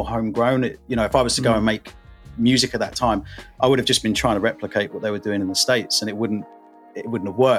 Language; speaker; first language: English; native; English